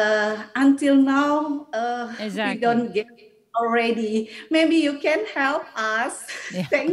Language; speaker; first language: English; non-native, learner; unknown